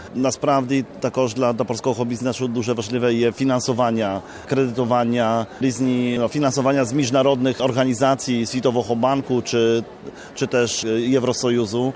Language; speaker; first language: Polish; non-native, learner; Ukrainian